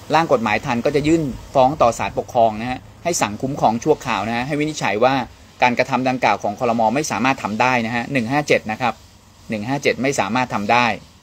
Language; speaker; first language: Thai; native; Thai